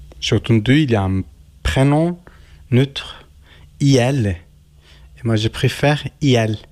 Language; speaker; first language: French; non-native, learner; Kurdish